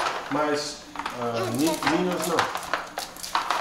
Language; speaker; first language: Portuguese; non-native, learner; English